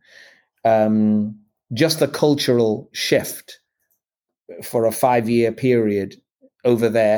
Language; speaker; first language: English; native; English